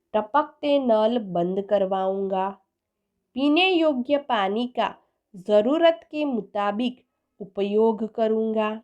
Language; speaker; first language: Hindi; non-native, local second language; Gujarati